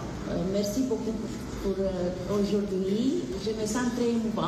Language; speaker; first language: French; non-native, learner; Romanian